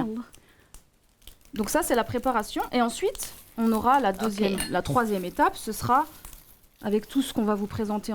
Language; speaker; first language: French; native; French